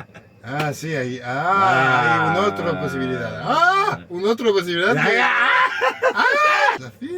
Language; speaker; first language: Spanish; non-native, learner; French